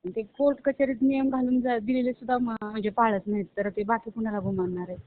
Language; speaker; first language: Marathi; native; Marathi